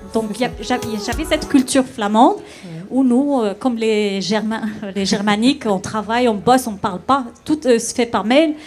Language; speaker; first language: French; non-native, local second language; Dutch